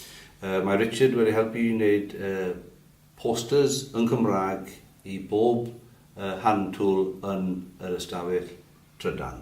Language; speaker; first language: Welsh; non-native, learner; English